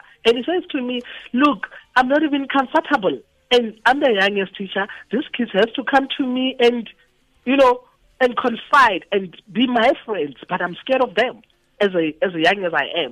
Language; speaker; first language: English; non-native, local second language; Tswana